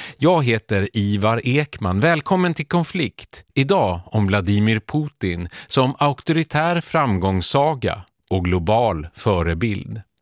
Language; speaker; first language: Swedish; native; Swedish